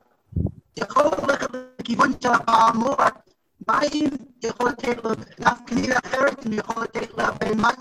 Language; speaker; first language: Hebrew; non-native, fluent; English